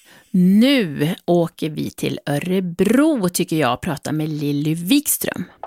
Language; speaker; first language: Swedish; native; Swedish